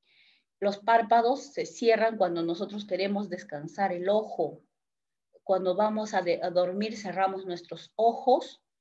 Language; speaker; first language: Spanish; native; Spanish